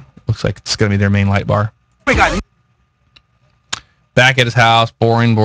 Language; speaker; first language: English; native; English